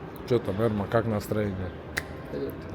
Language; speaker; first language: Russian; non-native, local second language; Kyrgyz